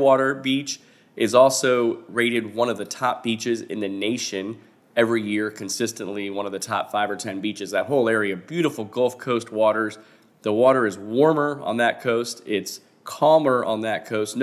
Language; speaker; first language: English; native; English